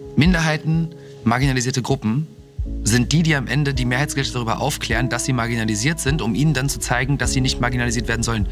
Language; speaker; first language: German; early bilingual, other home language; Russian